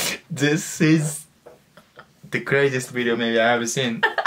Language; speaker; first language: English; non-native, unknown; Japanese